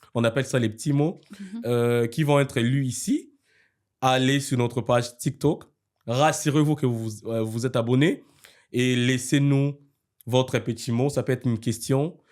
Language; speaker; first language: French; non-native, local second language; Lingala